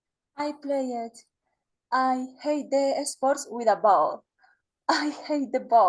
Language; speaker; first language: English; non-native, learner; Spanish